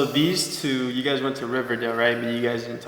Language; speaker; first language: English; native; English